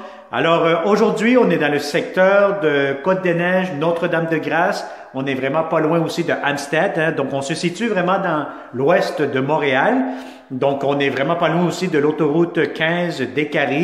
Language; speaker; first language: French; native; French